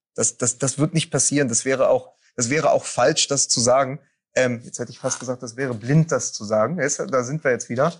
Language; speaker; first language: German; native; German